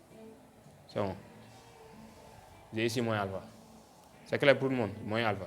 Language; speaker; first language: French; non-native, local second language; Wolof